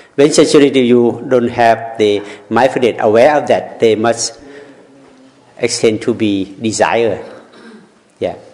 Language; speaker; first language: English; non-native, learner; Thai